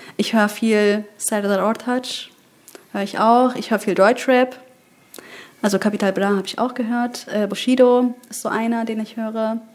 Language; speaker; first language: German; early bilingual, other home language; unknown